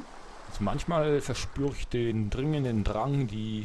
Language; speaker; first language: German; native; German